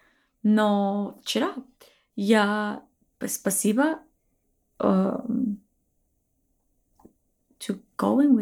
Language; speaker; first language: Russian; non-native, learner; English